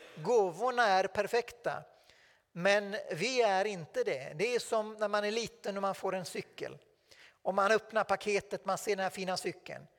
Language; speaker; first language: Swedish; native; Swedish